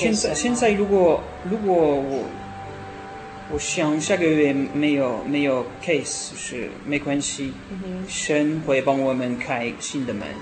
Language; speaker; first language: Chinese; non-native, learner; French